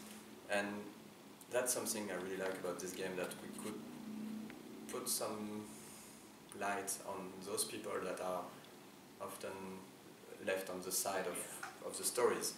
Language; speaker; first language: English; non-native, fluent; French